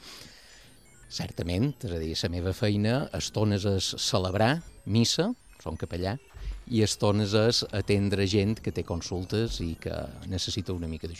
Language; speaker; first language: Catalan; native; Catalan